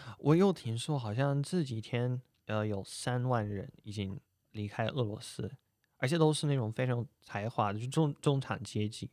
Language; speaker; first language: Chinese; non-native, fluent; Russian